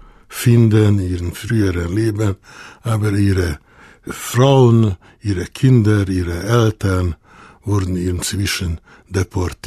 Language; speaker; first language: German; non-native, fluent; Hungarian